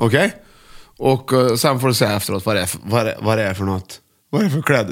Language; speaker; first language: Swedish; native; Swedish